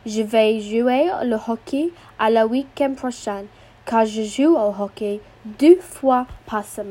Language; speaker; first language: French; non-native, learner; English